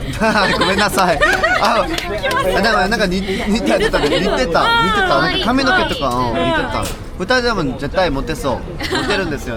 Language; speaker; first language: Japanese; non-native, learner; Korean